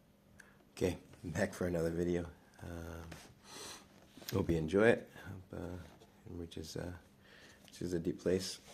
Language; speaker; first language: English; native; English